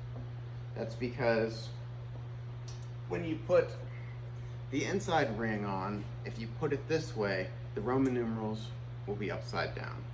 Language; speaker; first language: English; native; English